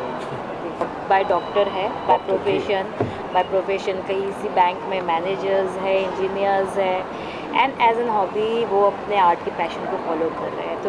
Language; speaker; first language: Hindi; native; Hindi